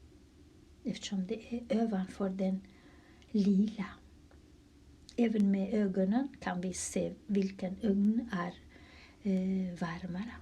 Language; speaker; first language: Swedish; non-native, fluent; Kurdish